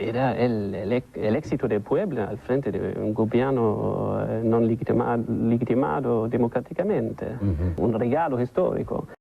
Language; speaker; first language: Spanish; non-native, learner; German